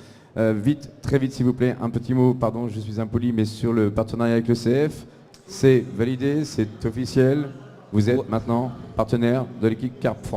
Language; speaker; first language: French; native; French